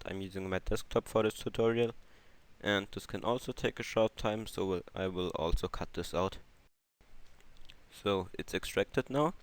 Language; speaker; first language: English; non-native, fluent; German